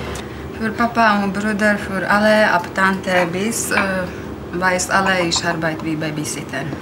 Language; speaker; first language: German; non-native, learner; Slovak